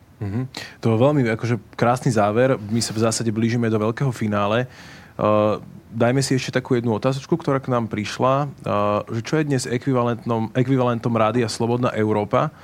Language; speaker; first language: Slovak; native; Slovak